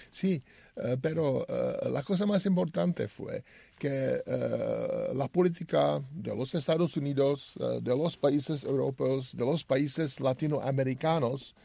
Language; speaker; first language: Spanish; non-native, learner; Czech